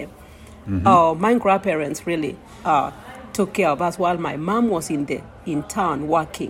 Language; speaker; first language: English; non-native, local second language; Kamba